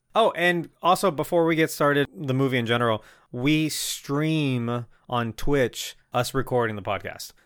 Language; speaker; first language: English; non-native, fluent; Spanish